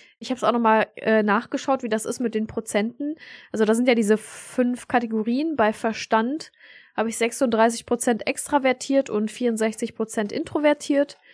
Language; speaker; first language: German; early bilingual, other home language; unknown